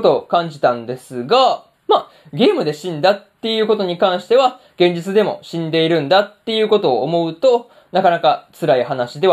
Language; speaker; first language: Japanese; native; Japanese